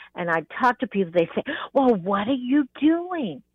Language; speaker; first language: English; native; English